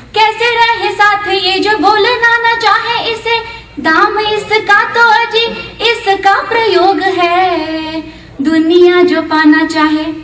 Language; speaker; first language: Hindi; native; Hindi